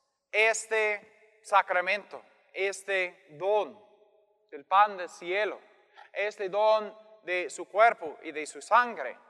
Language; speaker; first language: Spanish; non-native, fluent; English